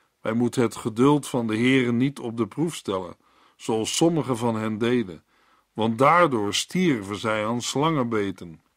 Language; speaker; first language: Dutch; native; Dutch